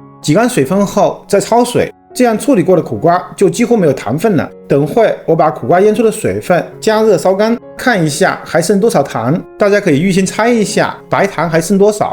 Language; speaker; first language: Chinese; native; Chinese